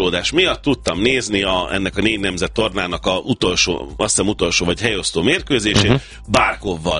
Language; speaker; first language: Hungarian; native; Hungarian